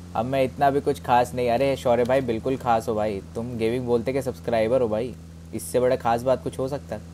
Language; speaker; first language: Hindi; native; Hindi